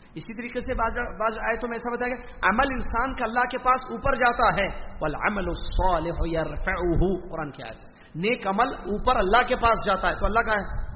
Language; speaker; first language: Urdu; native; Urdu